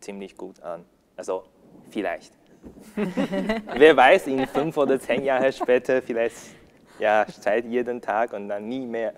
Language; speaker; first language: German; non-native, learner; Chinese